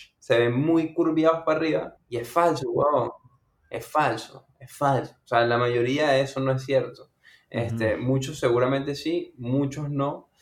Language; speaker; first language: Spanish; native; Spanish